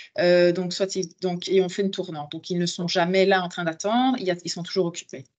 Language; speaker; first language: French; native; French